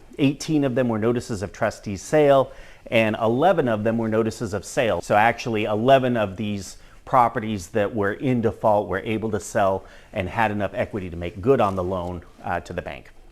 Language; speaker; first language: English; native; English